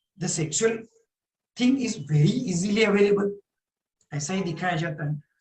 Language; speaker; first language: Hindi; non-native, local second language; Marathi